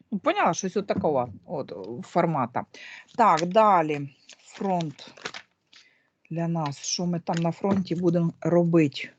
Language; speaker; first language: Ukrainian; non-native, local second language; Russian